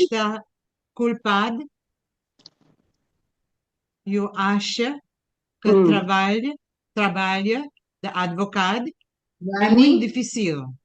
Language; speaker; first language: Portuguese; non-native, learner; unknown